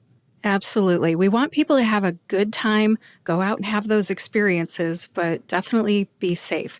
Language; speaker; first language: English; native; English